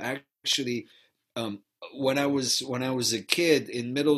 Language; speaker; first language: English; non-native, fluent; Bulgarian